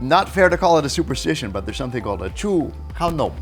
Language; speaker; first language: English; native; English